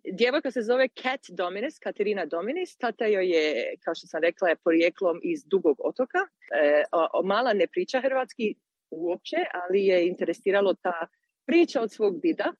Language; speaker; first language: Croatian; early bilingual, heritage; Croatian